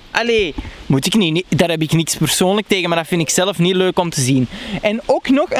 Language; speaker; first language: Dutch; native; Dutch